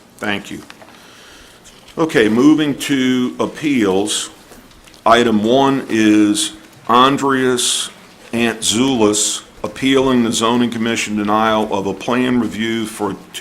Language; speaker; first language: English; native; English